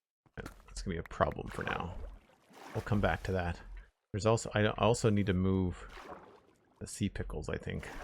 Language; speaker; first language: English; native; English